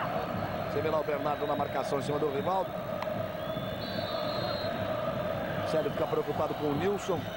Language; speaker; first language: Portuguese; native; Portuguese